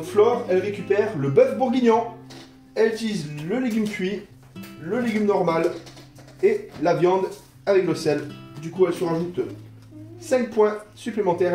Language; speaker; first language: French; native; French